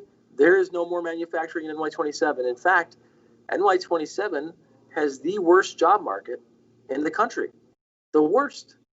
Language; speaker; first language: English; native; English